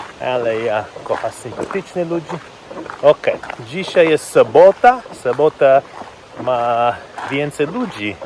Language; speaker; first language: Polish; non-native, learner; English